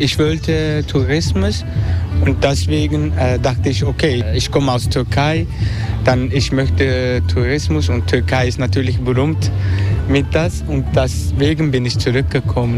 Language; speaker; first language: German; non-native, learner; Turkish